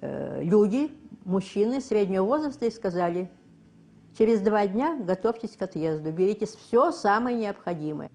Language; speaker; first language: Russian; native; Russian